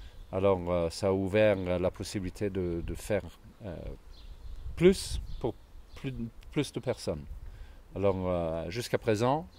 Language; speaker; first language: French; non-native, fluent; Swedish